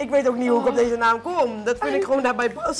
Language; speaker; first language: Dutch; native; Dutch